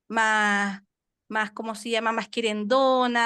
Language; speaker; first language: Spanish; native; Spanish